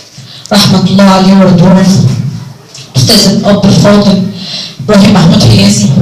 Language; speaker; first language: Arabic; native; Arabic